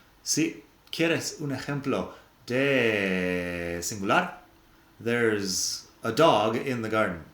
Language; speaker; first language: Spanish; non-native, fluent; English